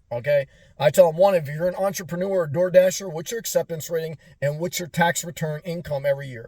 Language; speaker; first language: English; native; English